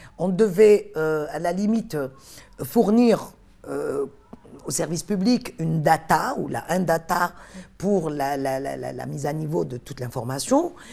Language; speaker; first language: French; non-native, local second language; Arabic